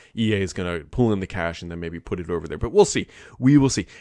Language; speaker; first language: English; native; English